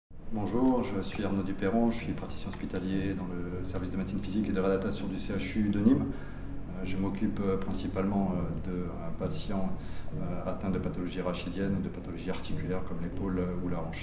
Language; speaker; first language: French; native; French